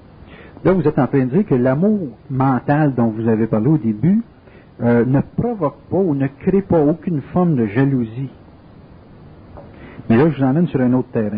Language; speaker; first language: French; native; French